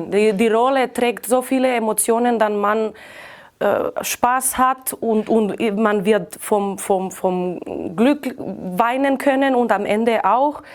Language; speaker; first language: German; non-native, fluent; Catalan